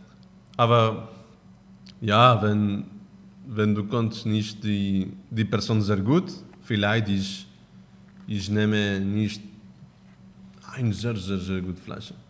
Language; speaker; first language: German; non-native, learner; Spanish